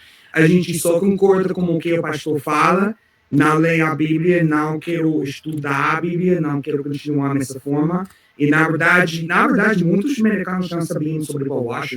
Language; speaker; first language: Portuguese; non-native, learner; English